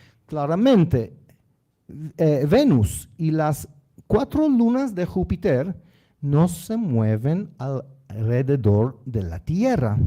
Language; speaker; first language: Spanish; non-native, learner; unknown